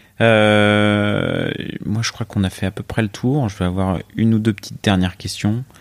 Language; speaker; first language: French; native; French